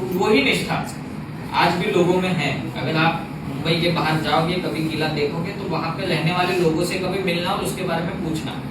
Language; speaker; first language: Hindi; non-native, local second language; Marathi